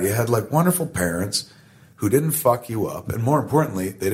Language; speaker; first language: English; native; English